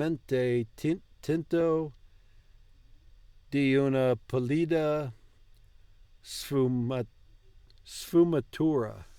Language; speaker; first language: Italian; non-native, learner; English